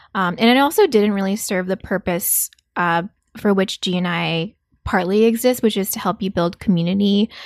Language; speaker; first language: English; early bilingual, other home language; Korean